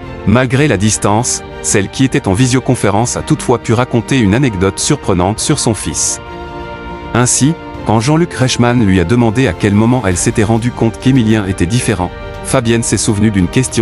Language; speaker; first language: French; native; French